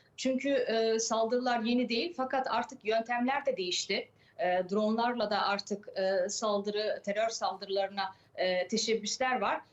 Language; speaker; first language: Turkish; early bilingual, other home language; French